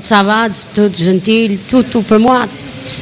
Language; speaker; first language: French; non-native, learner; Albanian